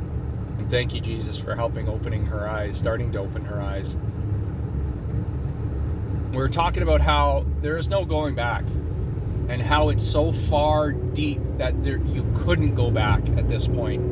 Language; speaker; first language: English; native; English